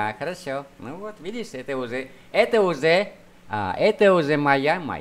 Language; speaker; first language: Russian; non-native, fluent; Vietnamese